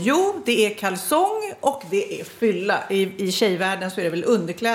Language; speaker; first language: Swedish; native; Swedish